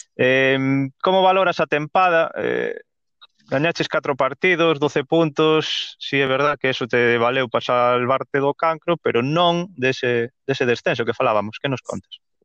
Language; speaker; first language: Galician; native; Galician